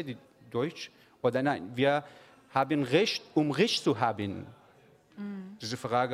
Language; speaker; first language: German; non-native, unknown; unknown